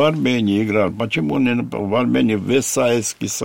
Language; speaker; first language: Russian; non-native, local second language; Armenian